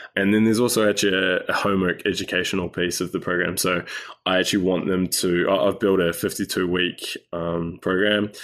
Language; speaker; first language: English; native; English